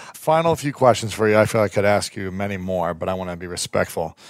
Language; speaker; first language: English; native; English